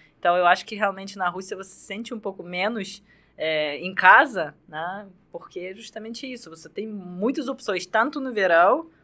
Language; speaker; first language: Portuguese; non-native, fluent; Russian